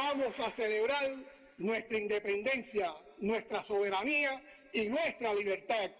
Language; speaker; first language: Spanish; native; Spanish